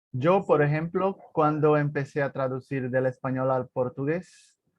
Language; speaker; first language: Spanish; non-native, fluent; Portuguese